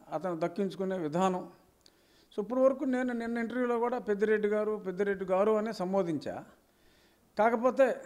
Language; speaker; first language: Telugu; native; Telugu